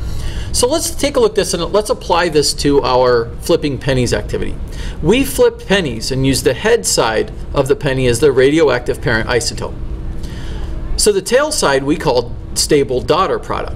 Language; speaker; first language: English; native; English